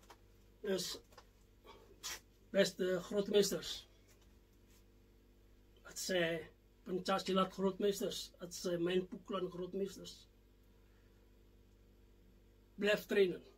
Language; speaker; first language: Dutch; non-native, fluent; Indonesian